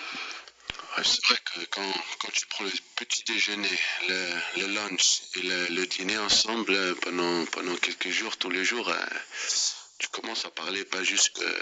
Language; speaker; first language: French; non-native, fluent; Danish